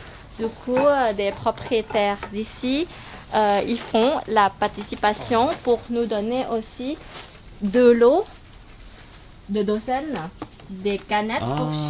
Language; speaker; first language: French; non-native, learner; Thai